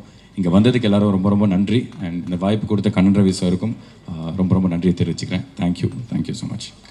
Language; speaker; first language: Tamil; native; Tamil